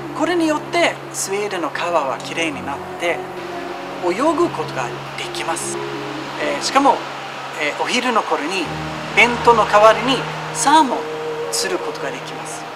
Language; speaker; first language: Japanese; non-native, fluent; Swedish